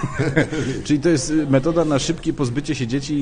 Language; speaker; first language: Polish; native; Polish